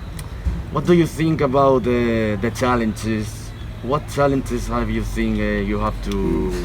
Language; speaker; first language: English; non-native, learner; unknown